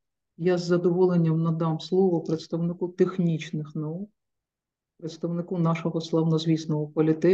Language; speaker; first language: Ukrainian; native; Ukrainian